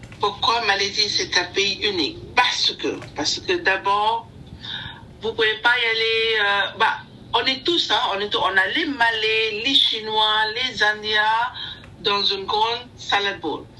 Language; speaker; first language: French; non-native, learner; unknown